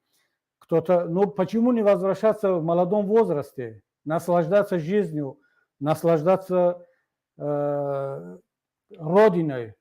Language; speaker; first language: Russian; non-native, local second language; Tajik